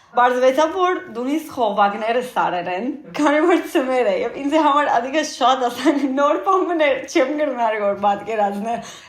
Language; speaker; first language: Armenian; early bilingual, heritage; Armenian